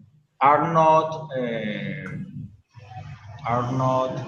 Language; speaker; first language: English; non-native, learner; Spanish